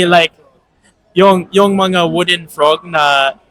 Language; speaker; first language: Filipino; non-native, fluent; English